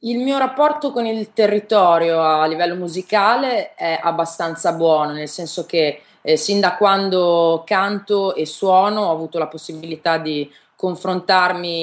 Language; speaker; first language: Italian; native; Italian